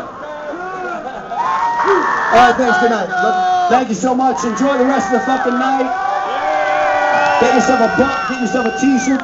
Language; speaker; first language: English; native; English